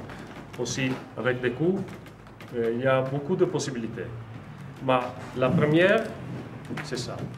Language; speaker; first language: French; non-native, learner; Russian